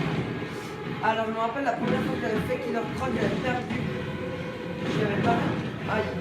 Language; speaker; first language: French; native; French